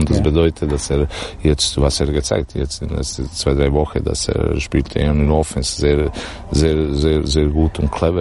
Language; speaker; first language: German; non-native, learner; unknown